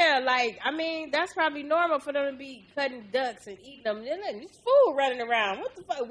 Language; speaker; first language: English; native; English